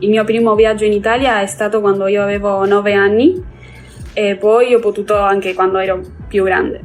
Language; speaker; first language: Italian; non-native, fluent; Spanish